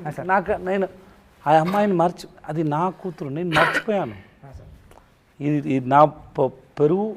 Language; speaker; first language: Telugu; non-native, learner; Tamil